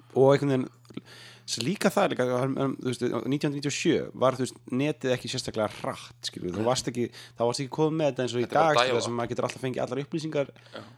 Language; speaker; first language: Icelandic; native; Icelandic